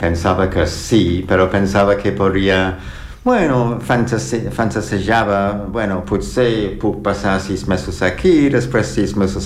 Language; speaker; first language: Catalan; non-native, fluent; English